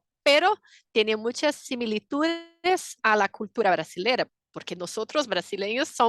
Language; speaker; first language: Spanish; non-native, fluent; Portuguese